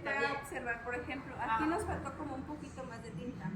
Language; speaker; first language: Spanish; native; Spanish